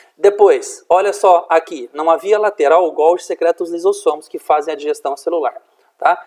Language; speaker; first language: Portuguese; native; Portuguese